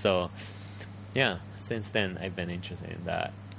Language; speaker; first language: English; early bilingual, other home language; Japanese